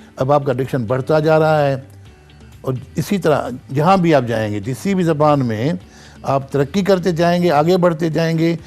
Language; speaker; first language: Urdu; non-native, local second language; Sindhi